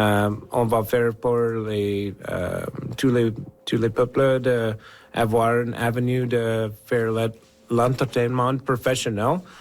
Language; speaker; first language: French; non-native, local second language; English